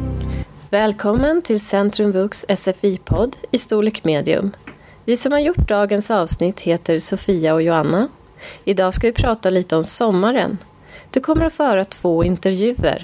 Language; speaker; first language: Swedish; native; Swedish